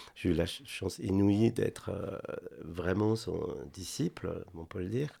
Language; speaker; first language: French; non-native, fluent; Spanish